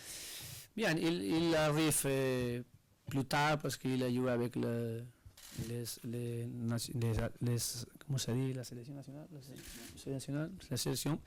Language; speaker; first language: French; non-native, learner; Spanish